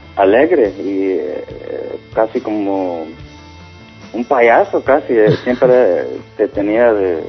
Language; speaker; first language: Spanish; early bilingual, heritage; Spanish